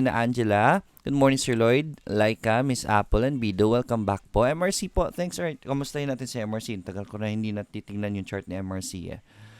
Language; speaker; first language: Filipino; native; Filipino